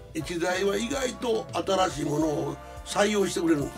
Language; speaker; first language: Japanese; native; Japanese